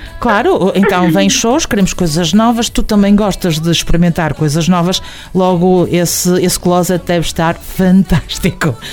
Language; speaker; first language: Portuguese; native; Portuguese